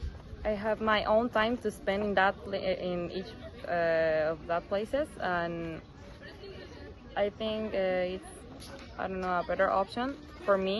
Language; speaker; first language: English; non-native, fluent; Spanish